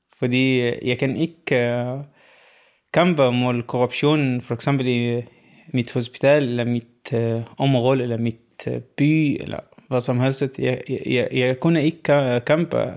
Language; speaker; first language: Danish; non-native, learner; Arabic